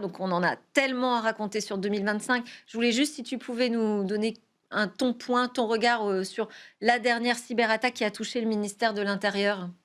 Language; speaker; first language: French; native; French